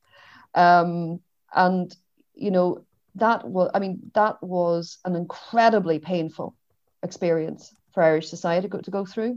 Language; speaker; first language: English; native; English